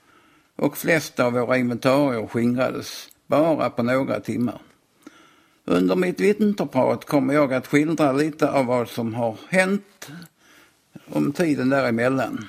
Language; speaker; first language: Swedish; native; Swedish